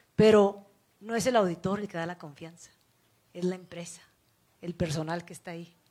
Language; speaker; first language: Spanish; early bilingual, heritage; Spanish